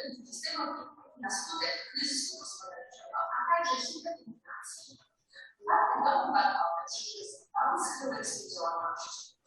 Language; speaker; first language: Polish; native; Polish